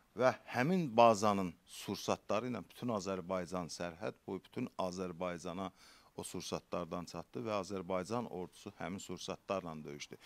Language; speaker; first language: Azerbaijani; native; Azerbaijani